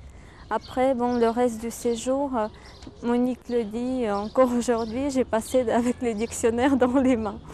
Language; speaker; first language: French; non-native, fluent; Ukrainian